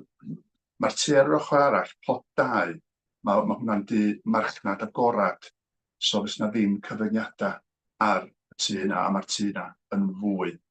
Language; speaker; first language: Welsh; native; Welsh